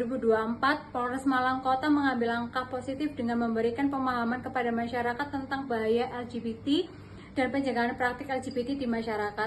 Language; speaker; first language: Indonesian; native; Indonesian